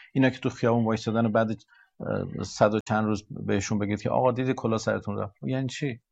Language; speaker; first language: Persian; native; Persian